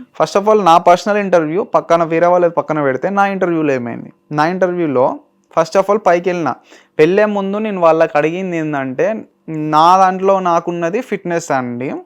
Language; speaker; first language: Telugu; native; Telugu